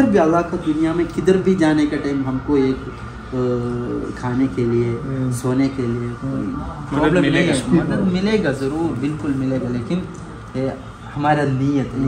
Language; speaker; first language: Hindi; non-native, local second language; Malayalam